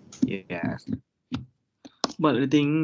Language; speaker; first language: English; non-native, learner; Thai